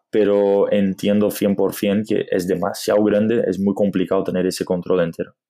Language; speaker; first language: Spanish; non-native, fluent; Portuguese